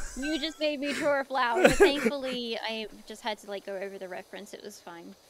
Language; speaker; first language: English; native; English